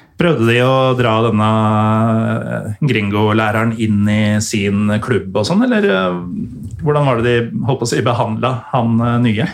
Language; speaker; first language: Norwegian; native; Norwegian